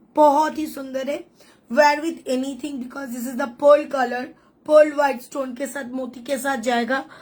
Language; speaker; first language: Hindi; non-native, local second language; Bangla